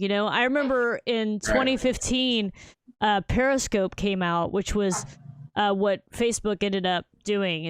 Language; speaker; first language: English; native; English